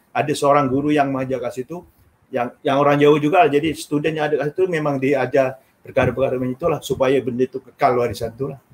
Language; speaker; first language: Malay; non-native, local second language; Javanese